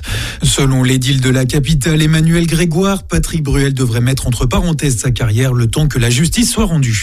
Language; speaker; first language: French; native; French